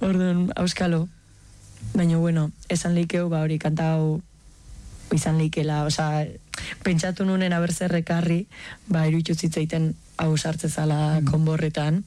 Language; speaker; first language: Basque; native; Basque